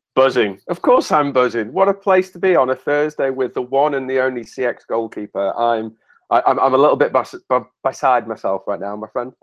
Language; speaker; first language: English; native; English